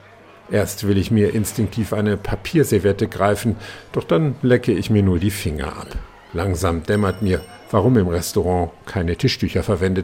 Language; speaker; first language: German; native; German